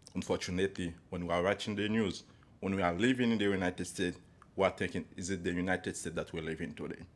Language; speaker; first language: English; non-native, fluent; Haitian Creole